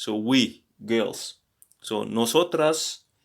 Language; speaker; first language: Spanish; non-native, learner; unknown